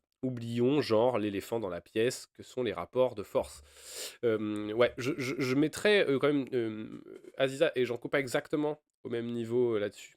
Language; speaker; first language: French; native; French